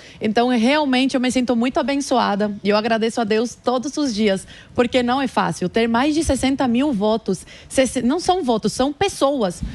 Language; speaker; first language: Portuguese; early bilingual, other home language; Spanish